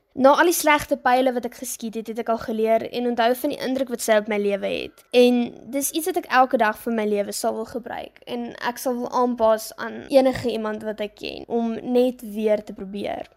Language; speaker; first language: Afrikaans; native; Afrikaans